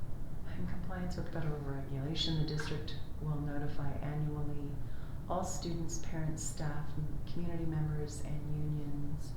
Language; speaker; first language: English; native; English